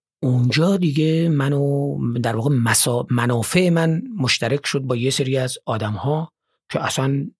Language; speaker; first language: Persian; native; Persian